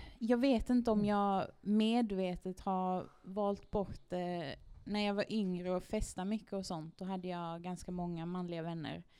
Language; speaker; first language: Swedish; native; Swedish